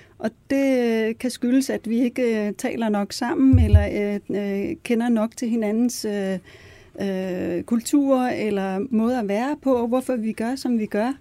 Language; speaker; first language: Danish; early bilingual, other home language; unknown